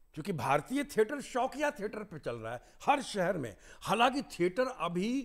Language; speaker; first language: Hindi; native; Hindi